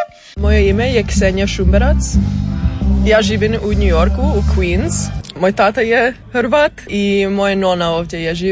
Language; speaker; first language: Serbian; early bilingual, heritage; English